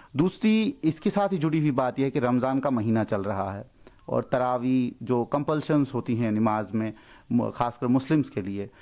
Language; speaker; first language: Hindi; non-native, local second language; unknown